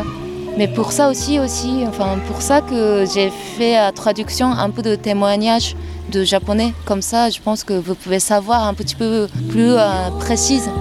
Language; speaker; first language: French; non-native, fluent; Japanese